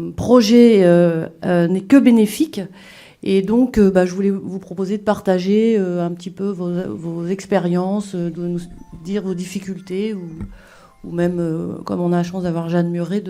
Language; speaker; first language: French; native; French